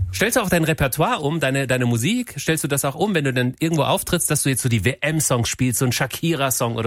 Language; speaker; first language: German; native; German